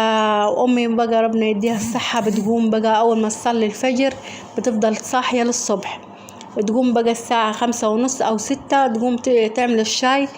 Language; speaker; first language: Arabic; native; Arabic